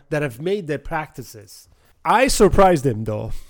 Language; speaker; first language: English; non-native, fluent; Persian